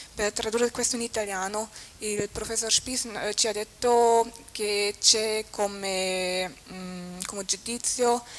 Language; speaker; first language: Italian; non-native, fluent; German